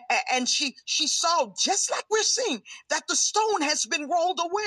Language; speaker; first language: English; native; English